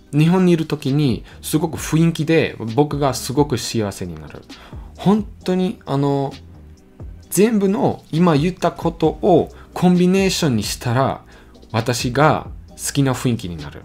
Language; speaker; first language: Japanese; non-native, learner; German